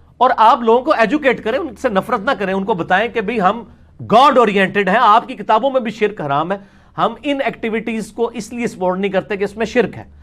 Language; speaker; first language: Urdu; non-native, local second language; Punjabi